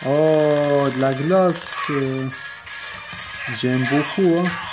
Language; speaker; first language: French; non-native, fluent; Arabic